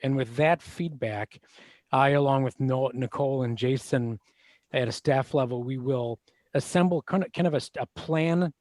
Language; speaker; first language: English; native; English